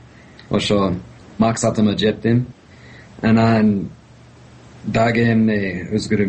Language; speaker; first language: Kyrgyz; non-native, fluent; English